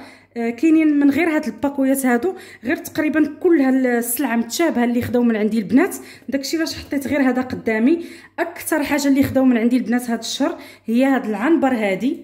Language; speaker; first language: Arabic; native; Arabic